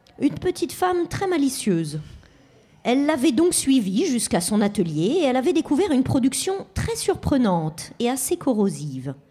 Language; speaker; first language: French; native; French